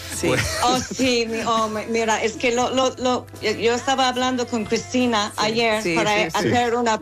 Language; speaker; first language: Spanish; non-native, fluent; English